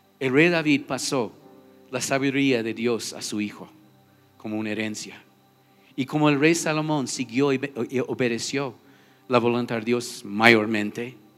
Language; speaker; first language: Spanish; non-native, fluent; English